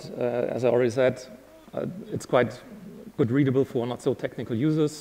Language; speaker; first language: English; non-native, fluent; German